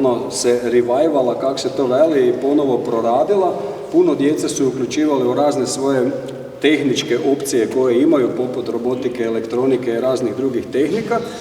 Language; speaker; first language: Croatian; native; Croatian